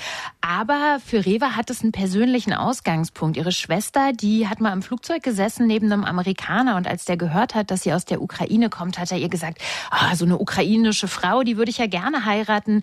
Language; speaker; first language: German; native; German